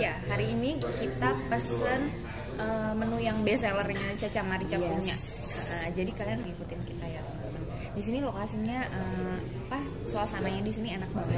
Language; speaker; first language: Indonesian; native; Indonesian